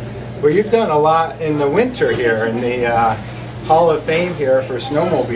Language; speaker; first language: English; native; English